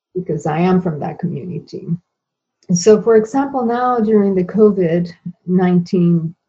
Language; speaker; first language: English; non-native, fluent; Spanish